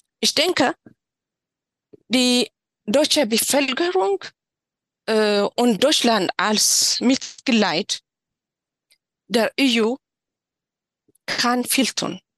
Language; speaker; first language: German; non-native, learner; Tigrinya